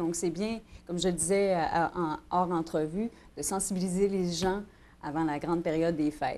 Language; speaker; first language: French; native; French